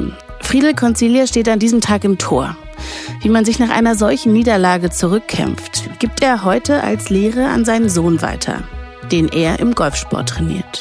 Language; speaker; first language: German; native; German